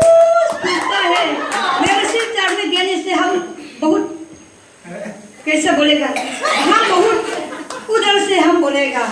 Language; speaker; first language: Hindi; non-native, local second language; Mizo